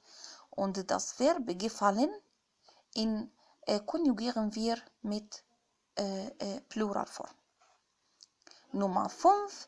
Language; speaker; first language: German; non-native, fluent; Arabic